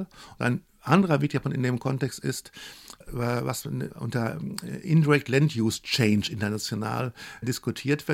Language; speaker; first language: German; native; German